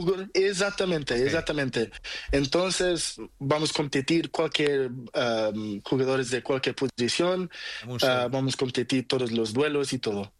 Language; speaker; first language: Spanish; non-native, learner; Portuguese